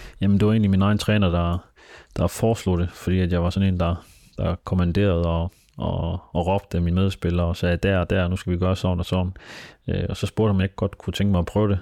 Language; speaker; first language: Danish; early bilingual, other home language; Somali